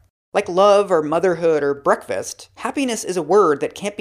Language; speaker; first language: English; native; English